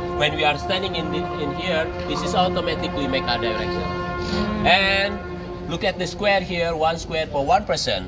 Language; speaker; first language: English; non-native, fluent; Indonesian